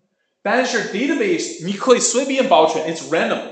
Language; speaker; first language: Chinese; non-native, learner; English